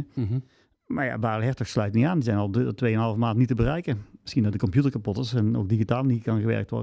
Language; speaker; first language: Dutch; native; Dutch